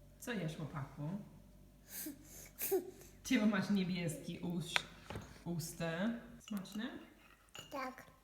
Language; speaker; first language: Polish; non-native, learner; English